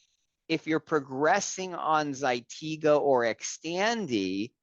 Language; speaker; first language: English; native; English